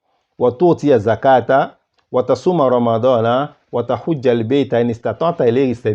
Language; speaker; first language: Arabic; non-native, fluent; Yoruba